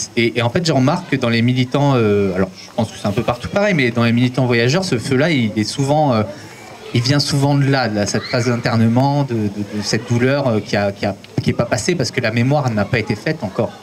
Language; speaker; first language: French; native; French